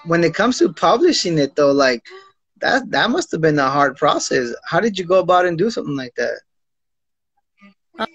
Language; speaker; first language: English; native; English